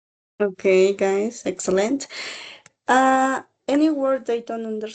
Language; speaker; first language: English; non-native, learner; Spanish